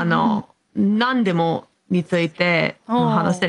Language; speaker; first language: Japanese; non-native, fluent; English